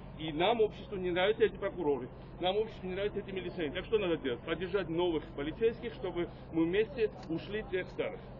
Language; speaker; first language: Russian; non-native, local second language; Georgian